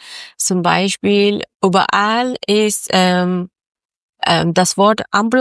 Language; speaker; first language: German; non-native, learner; Persian